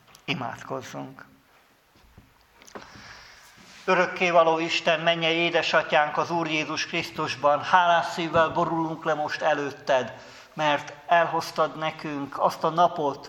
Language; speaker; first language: Hungarian; native; Hungarian